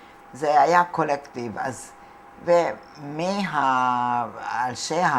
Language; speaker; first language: Hebrew; non-native, fluent; Hungarian